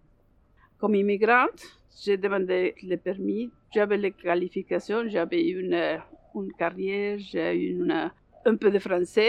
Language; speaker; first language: French; non-native, learner; Spanish